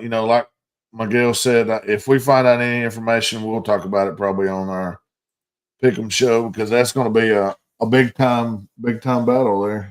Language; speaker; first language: English; native; English